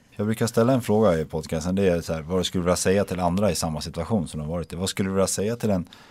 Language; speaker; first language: Swedish; native; Swedish